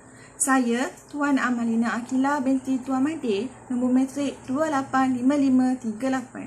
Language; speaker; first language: Malay; native; Malay